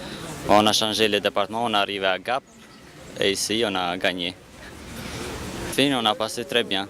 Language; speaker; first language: French; non-native, learner; Albanian